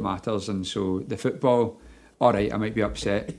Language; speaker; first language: English; native; English